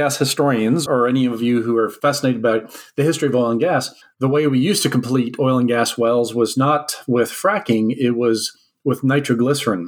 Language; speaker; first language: English; native; English